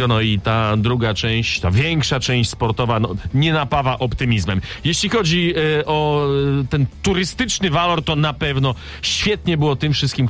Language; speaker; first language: Polish; native; Polish